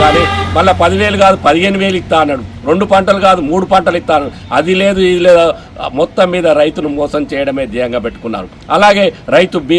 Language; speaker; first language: Telugu; native; Telugu